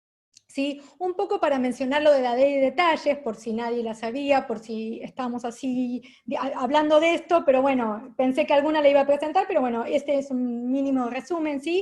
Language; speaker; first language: Spanish; native; Spanish